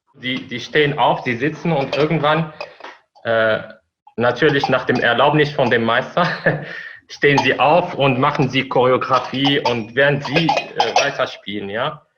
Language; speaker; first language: German; non-native, fluent; Arabic